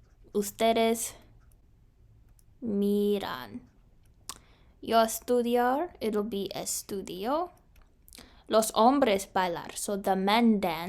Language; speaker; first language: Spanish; non-native, learner; English